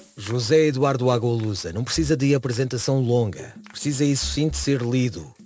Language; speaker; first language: Portuguese; native; Portuguese